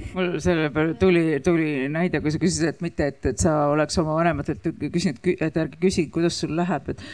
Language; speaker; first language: Estonian; native; Estonian